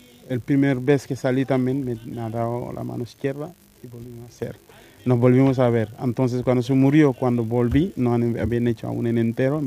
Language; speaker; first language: Spanish; non-native, fluent; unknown